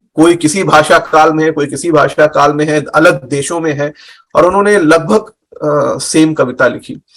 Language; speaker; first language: Hindi; native; Hindi